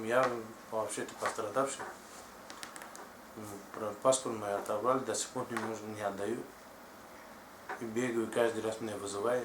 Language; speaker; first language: Russian; non-native, learner; Tajik